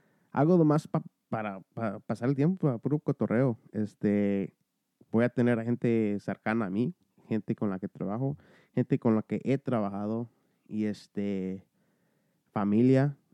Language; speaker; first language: Spanish; early bilingual, heritage; Spanish